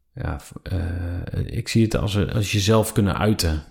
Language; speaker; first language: Dutch; native; Dutch